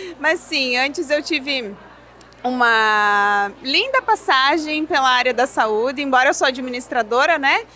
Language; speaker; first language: Portuguese; non-native, local second language; German